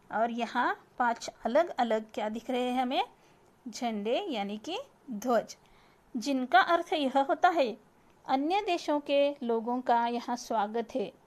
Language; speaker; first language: Hindi; non-native, local second language; Marathi